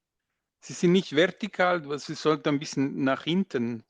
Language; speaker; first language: German; non-native, local second language; French